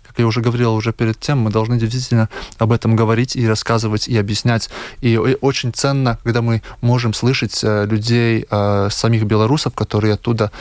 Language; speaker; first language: Russian; non-native, local second language; Latvian